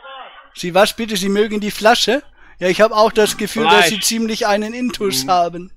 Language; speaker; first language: German; native; German